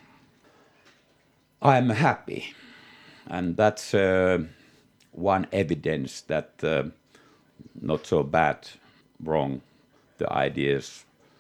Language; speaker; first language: English; non-native, learner; Finnish